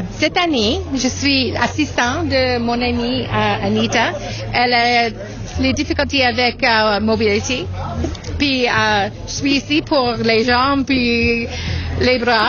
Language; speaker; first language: French; non-native, local second language; English